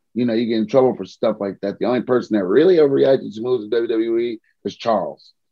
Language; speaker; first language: English; native; English